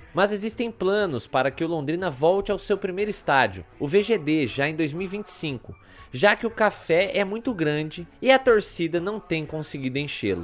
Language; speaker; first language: Portuguese; native; Portuguese